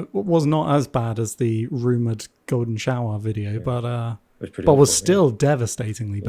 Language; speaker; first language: English; native; English